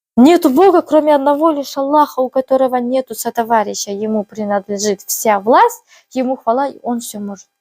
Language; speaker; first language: Russian; non-native, local second language; Kazakh